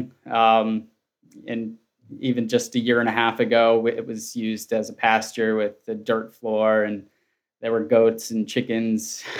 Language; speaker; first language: English; native; English